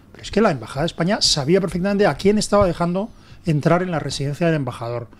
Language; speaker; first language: Spanish; native; Spanish